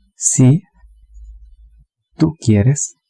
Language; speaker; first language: Spanish; non-native, learner; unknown